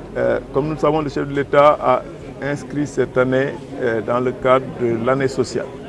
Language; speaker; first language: French; non-native, local second language; Wolof